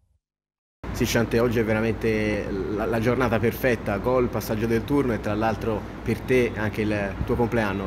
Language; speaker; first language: Italian; native; Italian